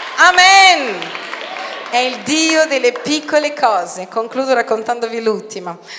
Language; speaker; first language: Italian; non-native, fluent; Portuguese